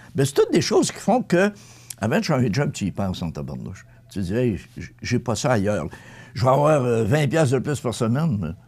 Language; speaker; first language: French; native; French